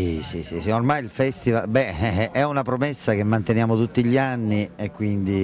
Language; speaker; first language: Italian; native; Italian